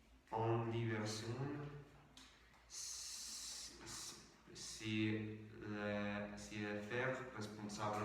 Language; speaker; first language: French; non-native, learner; Spanish